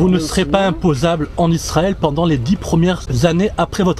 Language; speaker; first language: French; native; French